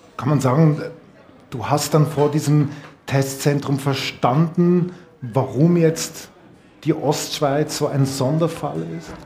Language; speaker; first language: German; native; German